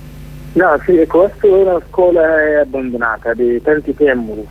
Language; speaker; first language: Italian; non-native, learner; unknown